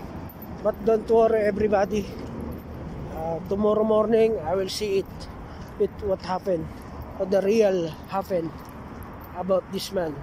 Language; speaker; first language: English; non-native, local second language; Filipino